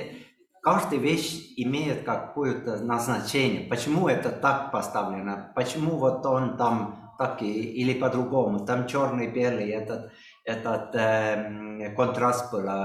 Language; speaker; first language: Russian; non-native, local second language; Estonian